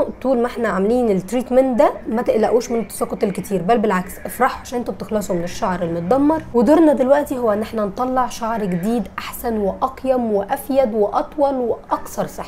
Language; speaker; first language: Arabic; native; Arabic